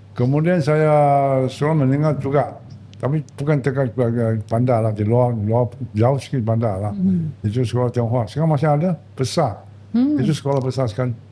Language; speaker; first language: Malay; non-native, local second language; Chinese